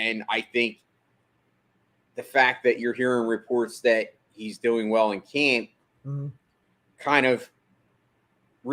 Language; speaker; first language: English; native; English